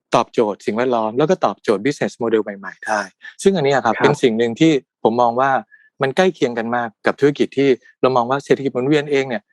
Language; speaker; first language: Thai; native; Thai